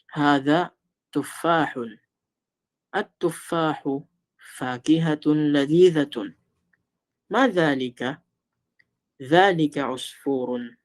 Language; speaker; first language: Arabic; non-native, fluent; Filipino